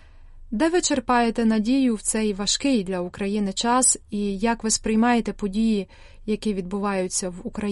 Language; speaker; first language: Ukrainian; native; Ukrainian